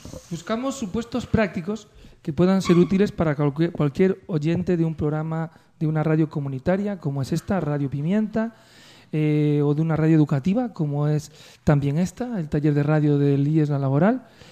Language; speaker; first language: Spanish; native; Spanish